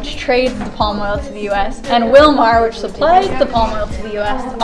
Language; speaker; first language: English; native; English